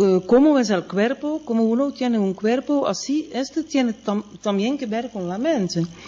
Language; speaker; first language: Spanish; non-native, fluent; Dutch